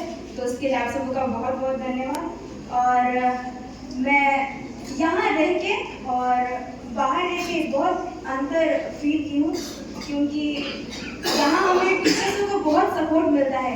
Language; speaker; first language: Hindi; non-native, local second language; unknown